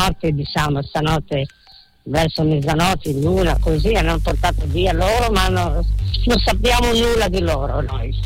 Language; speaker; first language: Italian; non-native, learner; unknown